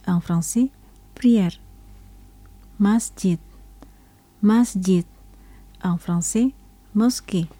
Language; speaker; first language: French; non-native, fluent; Indonesian